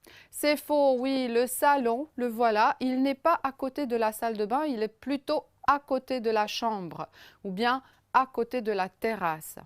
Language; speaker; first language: French; non-native, fluent; Romanian